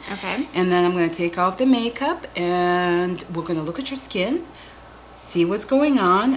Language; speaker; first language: English; non-native, fluent; Russian